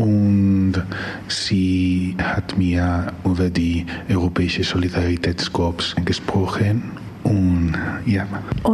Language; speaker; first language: German; non-native, learner; Spanish